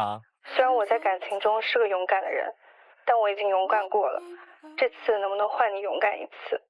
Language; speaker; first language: Chinese; native; Chinese